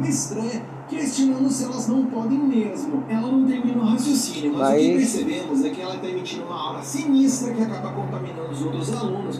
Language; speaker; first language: Portuguese; native; Portuguese